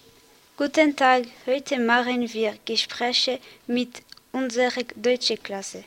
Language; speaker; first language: German; non-native, learner; French